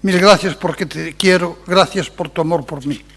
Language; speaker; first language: Spanish; non-native, local second language; Galician